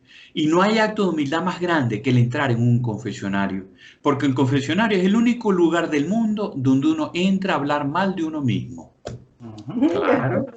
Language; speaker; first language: Spanish; native; Spanish